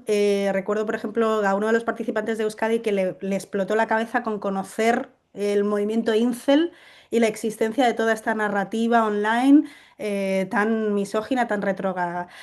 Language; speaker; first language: Spanish; native; Spanish